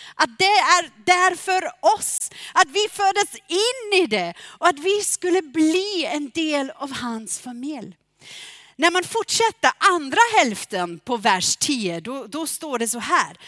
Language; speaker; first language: Swedish; non-native, fluent; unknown